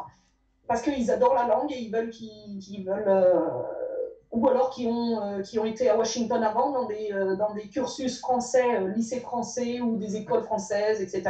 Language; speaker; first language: French; native; French